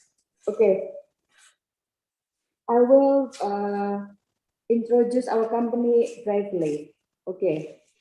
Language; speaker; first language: English; non-native, learner; Indonesian